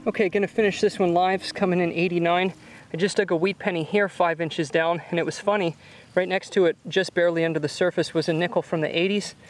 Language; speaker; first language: English; native; English